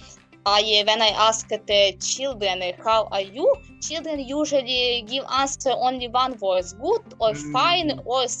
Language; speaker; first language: English; non-native, learner; Ukrainian